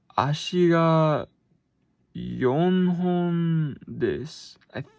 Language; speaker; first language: Japanese; non-native, learner; English